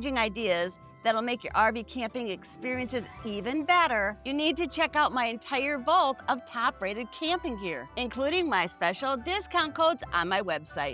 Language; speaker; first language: English; native; English